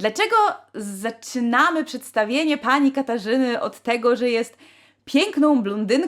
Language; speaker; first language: Polish; native; Polish